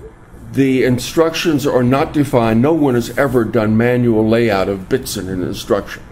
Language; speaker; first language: English; native; English